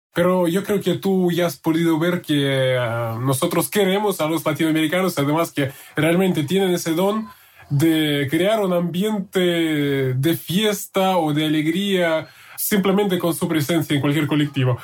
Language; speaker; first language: Spanish; non-native, fluent; Russian